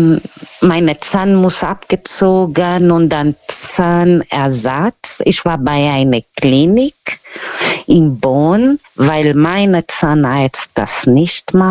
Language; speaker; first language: German; non-native, fluent; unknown